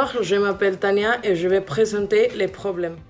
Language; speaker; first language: French; non-native, learner; Spanish